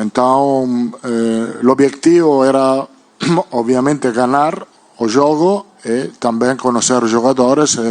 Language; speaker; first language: Portuguese; non-native, fluent; Italian